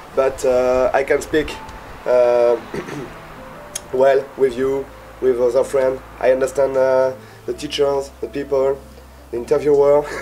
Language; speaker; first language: English; non-native, learner; French